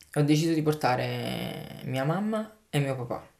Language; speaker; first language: Italian; native; Italian